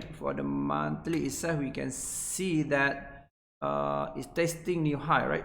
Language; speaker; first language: English; non-native, local second language; Malay